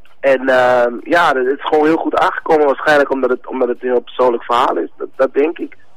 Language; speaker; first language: Dutch; early bilingual, other home language; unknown